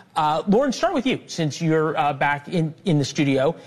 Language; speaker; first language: English; native; English